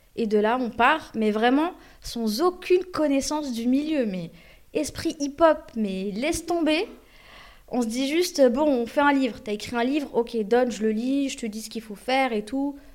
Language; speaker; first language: French; early bilingual, other home language; Arabic